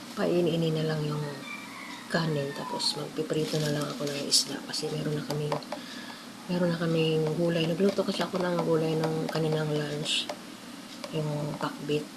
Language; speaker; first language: Filipino; non-native, local second language; Cebuano